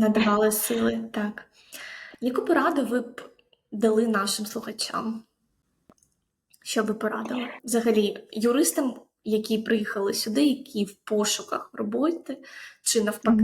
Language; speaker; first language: Ukrainian; native; Ukrainian